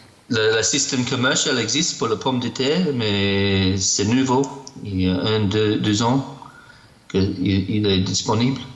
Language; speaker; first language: French; non-native, learner; English